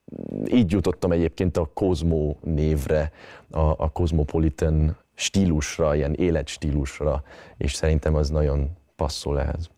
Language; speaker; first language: Hungarian; early bilingual, heritage; Hungarian